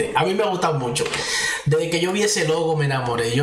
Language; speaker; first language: Spanish; native; Spanish